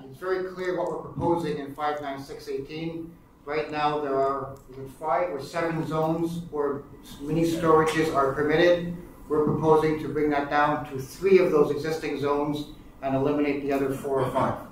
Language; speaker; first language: English; native; English